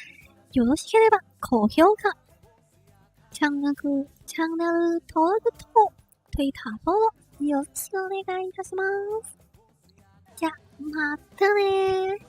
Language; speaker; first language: Japanese; non-native, learner; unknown